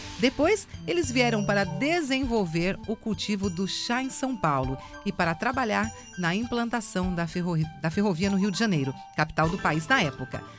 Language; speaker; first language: Portuguese; native; Portuguese